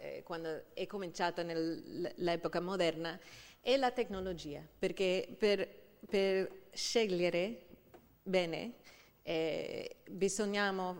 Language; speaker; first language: Italian; non-native, fluent; English